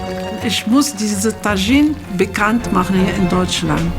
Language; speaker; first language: German; non-native, learner; Arabic